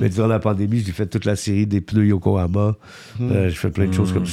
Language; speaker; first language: French; early bilingual, heritage; French